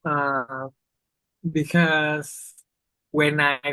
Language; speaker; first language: English; non-native, learner; Vietnamese